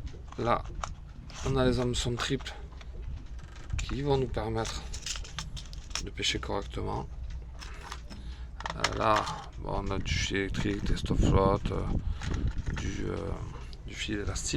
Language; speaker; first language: French; native; French